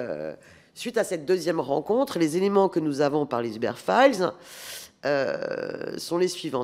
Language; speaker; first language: French; native; French